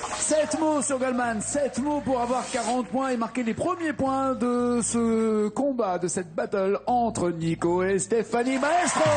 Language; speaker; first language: French; native; French